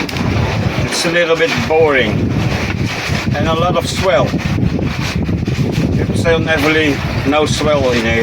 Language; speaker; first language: English; non-native, fluent; Dutch